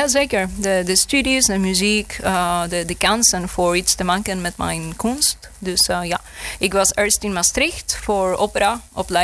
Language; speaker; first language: Dutch; non-native, learner; Spanish